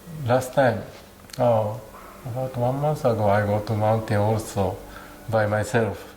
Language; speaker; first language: English; non-native, learner; Japanese